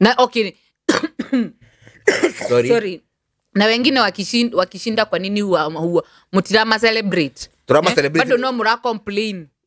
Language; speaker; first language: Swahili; non-native, local second language; Kikuyu